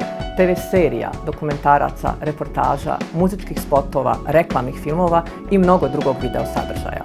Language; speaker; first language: Bosnian; native; Bosnian